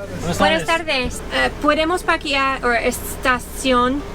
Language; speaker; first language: Spanish; non-native, learner; English